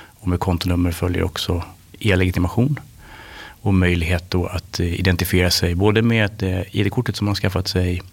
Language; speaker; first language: Swedish; native; Swedish